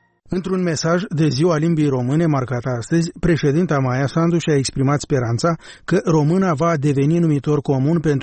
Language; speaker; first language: Romanian; native; Romanian